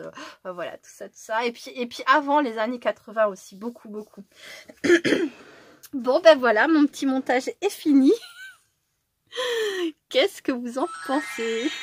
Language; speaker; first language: French; native; French